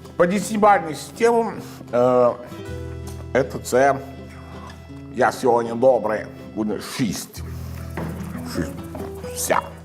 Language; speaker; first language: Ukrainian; non-native, learner; Italian